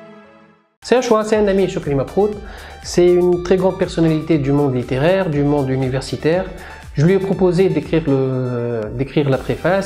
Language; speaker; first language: French; non-native, local second language; Arabic